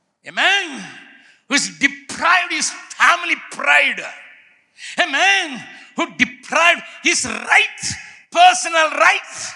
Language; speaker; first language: English; non-native, local second language; Tamil